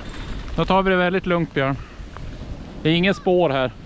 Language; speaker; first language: Swedish; native; Swedish